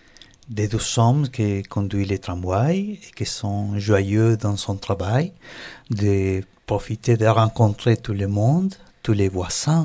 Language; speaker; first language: French; non-native, learner; Spanish